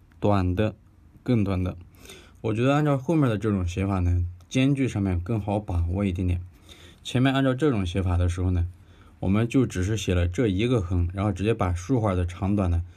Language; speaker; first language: Chinese; native; Chinese